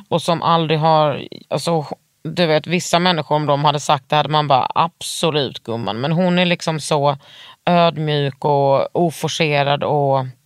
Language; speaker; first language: Swedish; native; Swedish